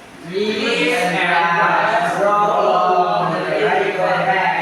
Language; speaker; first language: English; non-native, learner; Indonesian